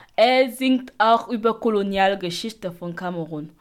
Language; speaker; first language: German; non-native, fluent; Basaa